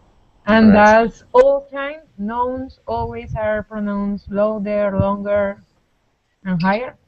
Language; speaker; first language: English; non-native, learner; Spanish